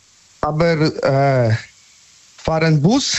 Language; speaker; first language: German; non-native, learner; Polish